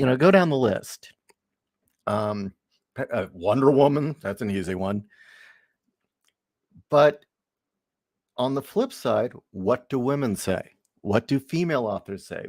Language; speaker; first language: English; native; English